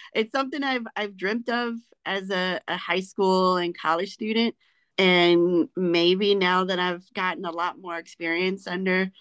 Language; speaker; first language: English; native; English